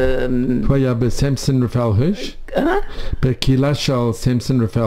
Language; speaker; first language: Hebrew; non-native, learner; English